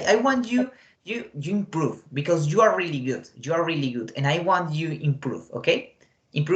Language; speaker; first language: English; non-native, fluent; Spanish